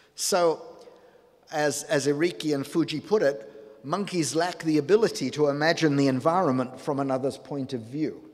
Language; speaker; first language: English; native; English